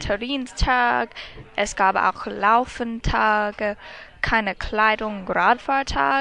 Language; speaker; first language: German; non-native, learner; English